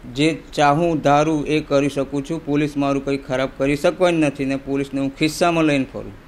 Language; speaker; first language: Gujarati; native; Gujarati